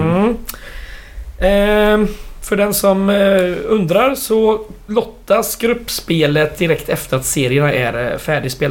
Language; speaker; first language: Swedish; native; Swedish